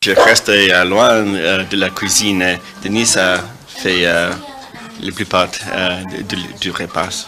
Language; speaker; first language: French; non-native, learner; English